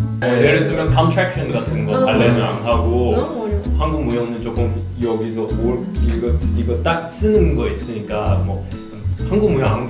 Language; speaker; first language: Korean; non-native, fluent; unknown